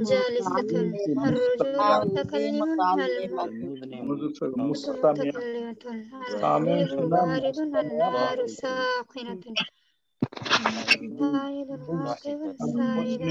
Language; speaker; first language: Arabic; non-native, learner; Bangla